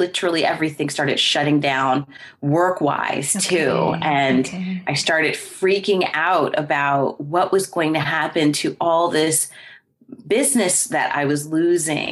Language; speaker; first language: English; native; English